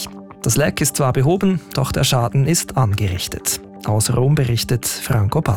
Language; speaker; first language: German; native; German